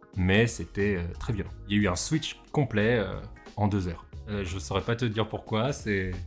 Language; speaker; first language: French; native; French